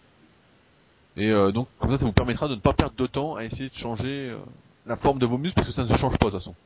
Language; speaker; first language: French; native; French